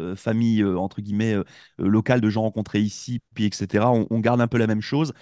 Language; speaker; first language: French; native; French